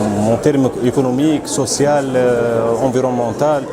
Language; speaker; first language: French; non-native, local second language; Arabic